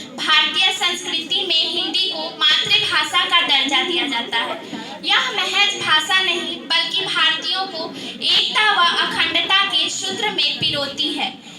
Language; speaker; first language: Hindi; native; Hindi